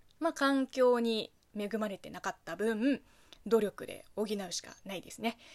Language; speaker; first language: Japanese; non-native, fluent; Chinese